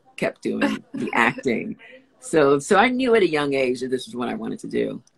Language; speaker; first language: English; native; English